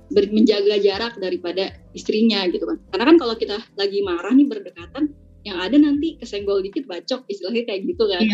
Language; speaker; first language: Indonesian; native; Indonesian